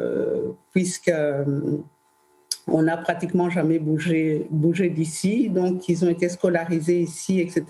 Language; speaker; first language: French; early bilingual, other home language; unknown